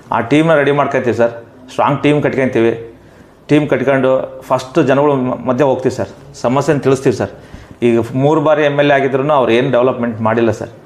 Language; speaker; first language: Kannada; native; Kannada